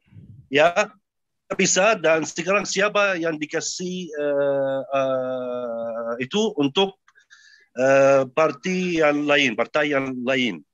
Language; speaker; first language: Indonesian; non-native, fluent; Arabic